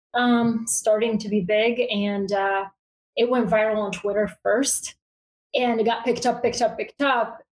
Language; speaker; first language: English; early bilingual, other home language; Bulgarian